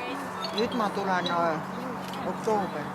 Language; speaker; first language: Finnish; non-native, fluent; Russian